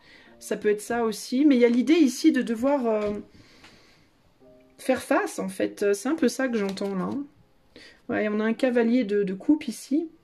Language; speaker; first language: French; native; French